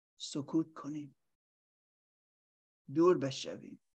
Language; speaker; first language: Persian; non-native, learner; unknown